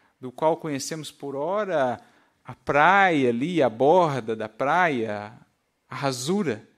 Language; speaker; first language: Portuguese; native; Portuguese